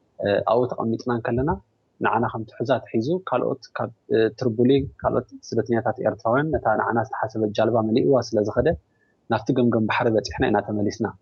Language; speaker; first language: Tigrinya; native; Tigrinya